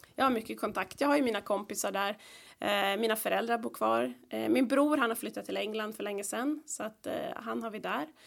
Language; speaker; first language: Swedish; native; Swedish